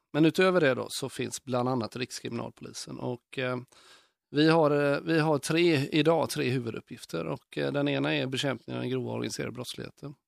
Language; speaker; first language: Swedish; native; Swedish